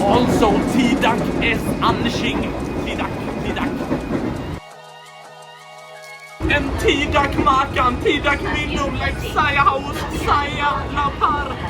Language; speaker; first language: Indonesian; non-native, learner; Swedish